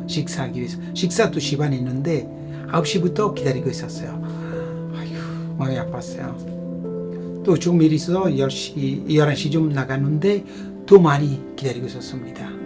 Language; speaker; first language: Korean; non-native, fluent; Italian